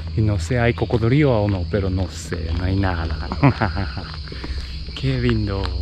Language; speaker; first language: Spanish; non-native, learner; Japanese